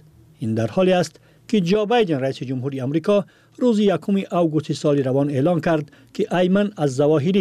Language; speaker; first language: Persian; native; Persian